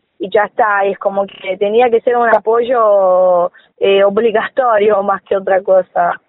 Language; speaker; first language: Spanish; non-native, fluent; Portuguese